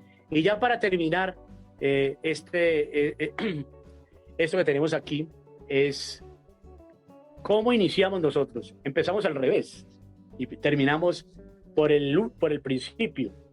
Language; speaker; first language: Spanish; native; Spanish